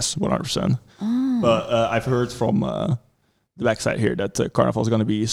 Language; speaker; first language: English; non-native, fluent; Dutch